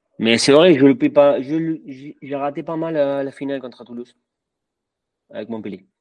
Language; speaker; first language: French; non-native, fluent; Spanish